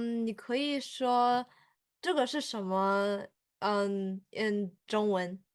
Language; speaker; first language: Chinese; early bilingual, heritage; English